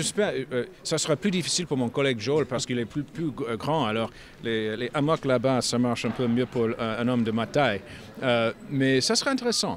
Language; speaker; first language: French; non-native, fluent; English